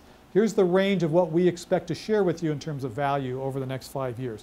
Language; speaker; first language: English; native; English